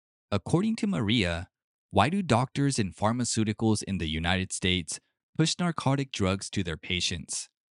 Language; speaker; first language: English; early bilingual, other home language; Japanese